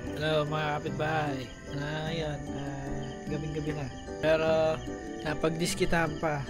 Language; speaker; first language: Filipino; non-native, local second language; Hiligaynon